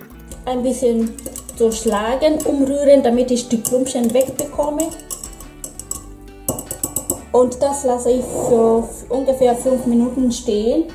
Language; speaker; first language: German; non-native, fluent; Swahili